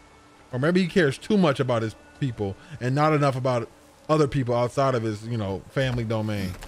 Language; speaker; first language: English; native; English